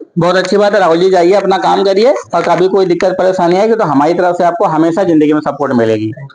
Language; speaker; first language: Hindi; native; Hindi